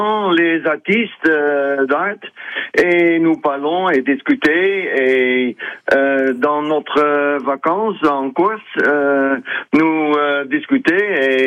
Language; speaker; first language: French; non-native, learner; Dutch